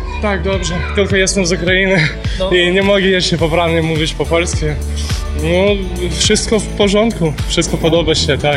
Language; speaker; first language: Polish; non-native, learner; Ukrainian